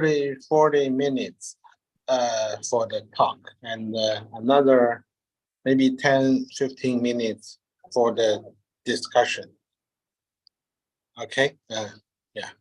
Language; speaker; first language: English; non-native, learner; Chinese